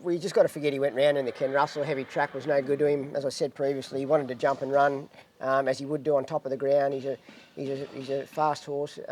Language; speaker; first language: English; native; English